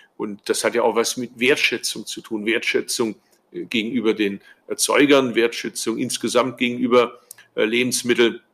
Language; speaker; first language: German; early bilingual, other home language; Turkish